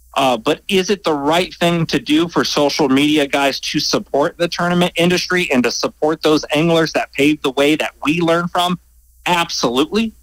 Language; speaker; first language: English; native; English